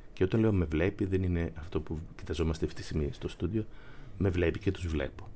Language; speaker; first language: Greek; native; Greek